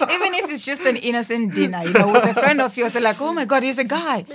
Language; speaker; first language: English; non-native, local second language; Venda